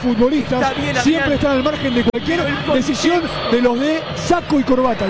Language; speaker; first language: Spanish; native; Spanish